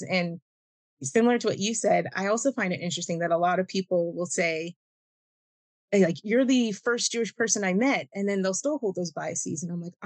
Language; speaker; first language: English; native; English